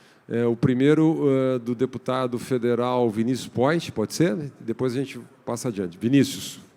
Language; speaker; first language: Portuguese; native; Portuguese